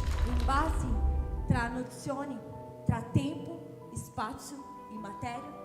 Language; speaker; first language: Italian; non-native, fluent; Portuguese